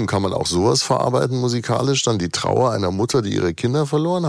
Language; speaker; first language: German; native; German